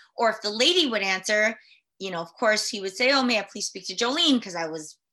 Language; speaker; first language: English; early bilingual, other home language; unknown